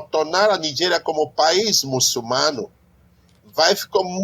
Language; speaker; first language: Portuguese; non-native, learner; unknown